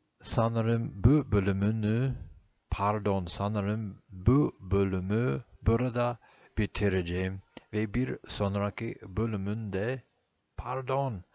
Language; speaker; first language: Turkish; non-native, fluent; English